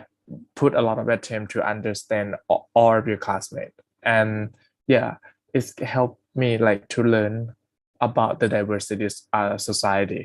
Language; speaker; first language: English; non-native, fluent; Thai